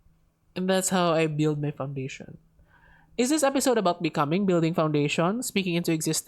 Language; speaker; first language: English; non-native, local second language; Filipino